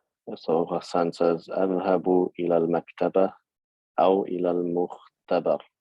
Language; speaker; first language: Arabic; non-native, fluent; English